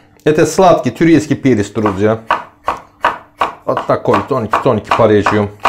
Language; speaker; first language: Russian; non-native, learner; Turkish